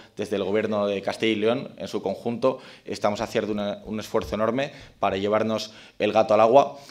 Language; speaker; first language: Spanish; native; Spanish